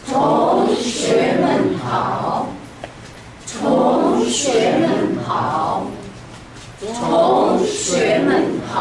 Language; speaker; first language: Chinese; non-native, learner; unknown